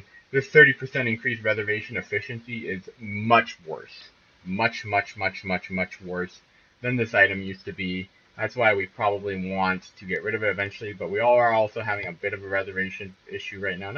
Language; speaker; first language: English; native; English